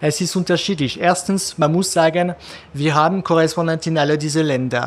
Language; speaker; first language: German; non-native, fluent; French